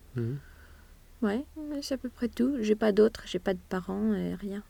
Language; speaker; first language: French; non-native, fluent; Swedish